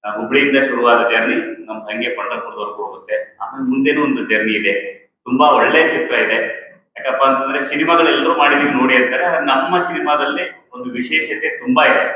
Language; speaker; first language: Kannada; native; Kannada